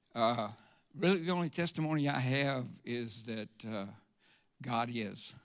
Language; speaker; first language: English; native; English